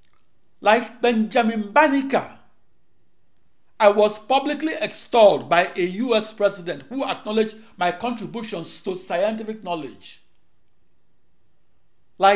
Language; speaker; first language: English; non-native, local second language; Igbo